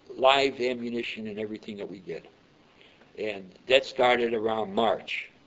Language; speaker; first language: English; early bilingual, other home language; Yiddish